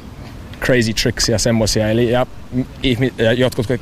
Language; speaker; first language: Finnish; non-native, learner; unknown